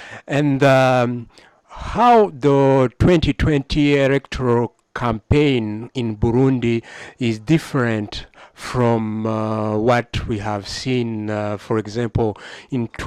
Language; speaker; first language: English; non-native, fluent; Rundi